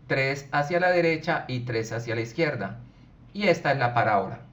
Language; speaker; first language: Spanish; native; Spanish